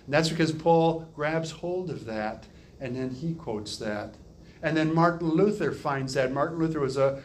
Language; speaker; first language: English; native; English